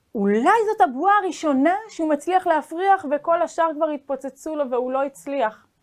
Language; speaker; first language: Hebrew; native; Hebrew